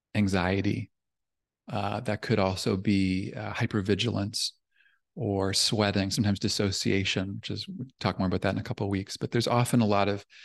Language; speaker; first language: English; native; English